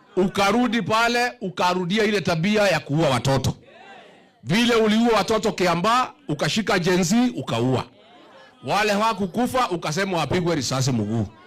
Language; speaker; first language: Swahili; non-native, local second language; Kikuyu